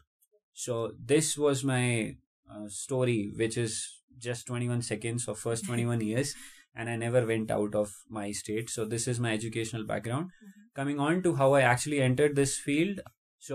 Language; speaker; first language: English; non-native, local second language; Hindi